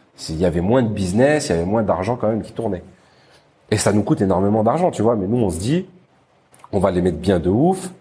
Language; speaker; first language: French; native; French